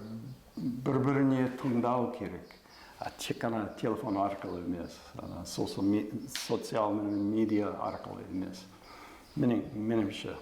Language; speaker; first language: Kazakh; non-native, fluent; English